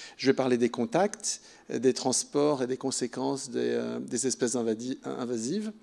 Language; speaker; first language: French; native; French